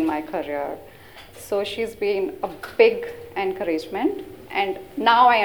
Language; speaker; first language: English; non-native, local second language; Hindi